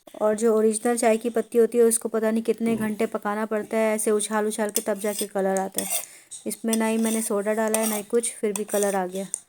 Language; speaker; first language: Urdu; native; Urdu